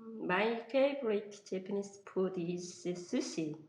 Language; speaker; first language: English; non-native, learner; Korean